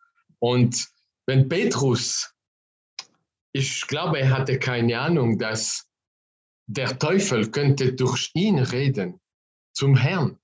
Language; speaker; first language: German; non-native, fluent; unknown